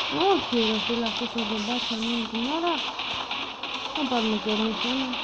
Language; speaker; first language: Greek; native; Greek